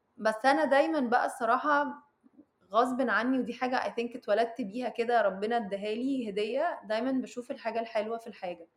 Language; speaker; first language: Arabic; early bilingual, heritage; Arabic